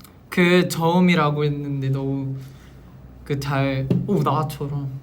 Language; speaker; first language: Korean; non-native, local second language; Filipino